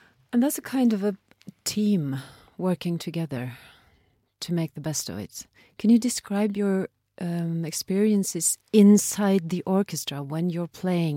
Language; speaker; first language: English; non-native, fluent; Norwegian